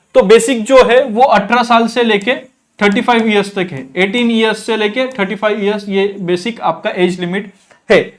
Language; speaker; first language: Hindi; non-native, local second language; Marathi